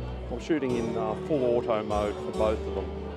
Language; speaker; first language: English; native; English